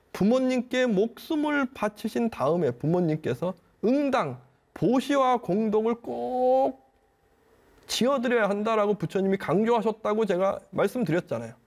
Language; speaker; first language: Korean; native; Korean